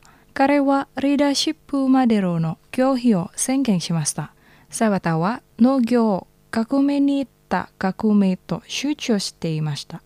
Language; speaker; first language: Japanese; non-native, learner; Indonesian